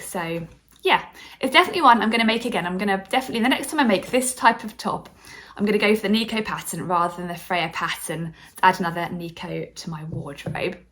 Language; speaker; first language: English; native; English